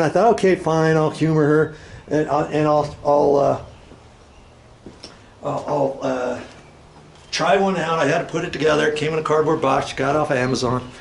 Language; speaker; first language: English; native; English